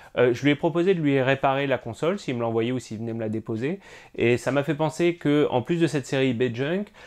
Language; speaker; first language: French; native; French